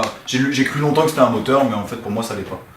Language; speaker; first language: French; native; French